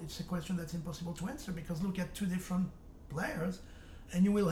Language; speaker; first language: English; non-native, fluent; French